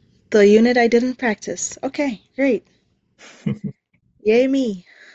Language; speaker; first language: English; native; English